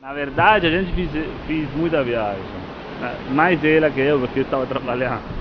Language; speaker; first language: Portuguese; non-native, fluent; Italian